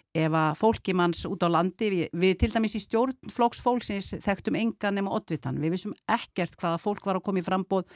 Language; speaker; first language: Icelandic; native; Icelandic